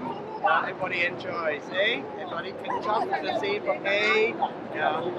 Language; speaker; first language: English; non-native, learner; Thai